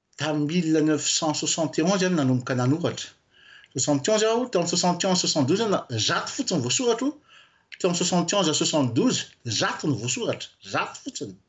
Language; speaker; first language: Malagasy; non-native, local second language; French